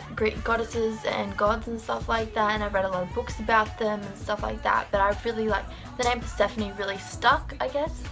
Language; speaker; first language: English; native; English